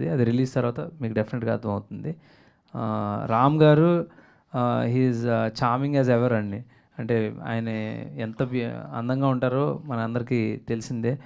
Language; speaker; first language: Telugu; native; Telugu